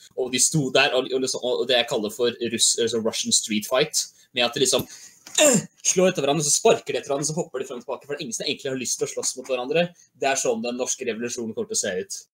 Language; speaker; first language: Norwegian; native; Norwegian